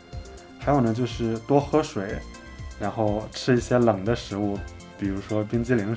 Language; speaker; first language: Chinese; native; Chinese